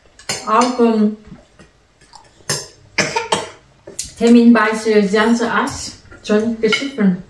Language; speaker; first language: German; non-native, learner; Vietnamese